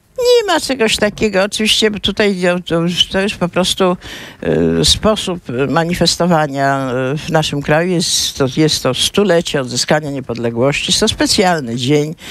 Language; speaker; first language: Polish; native; Polish